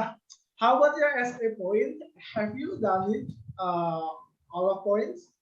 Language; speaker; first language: English; non-native, learner; Indonesian